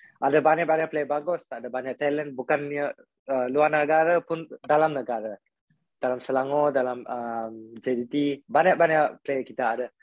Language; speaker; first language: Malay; non-native, local second language; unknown